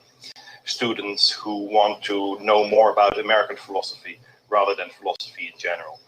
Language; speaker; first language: English; non-native, fluent; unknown